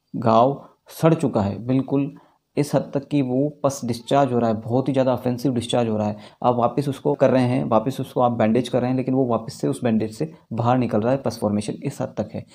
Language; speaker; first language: Hindi; native; Hindi